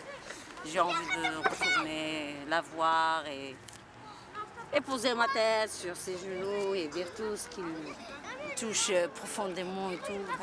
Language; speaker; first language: French; non-native, local second language; Arabic